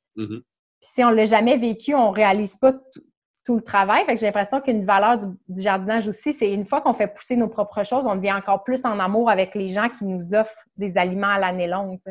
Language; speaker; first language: French; native; French